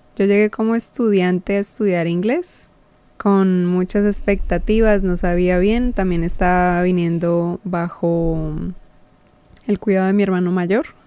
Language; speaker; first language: Spanish; native; Spanish